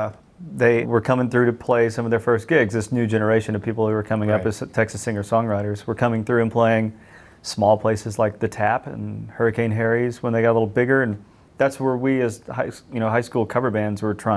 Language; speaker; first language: English; native; English